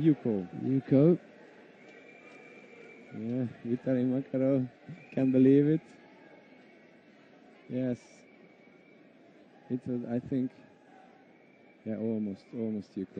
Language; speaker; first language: English; non-native, learner; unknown